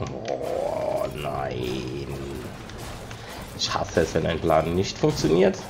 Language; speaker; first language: German; native; German